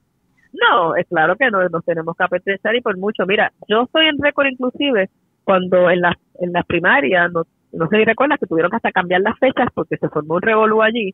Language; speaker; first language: Spanish; native; Spanish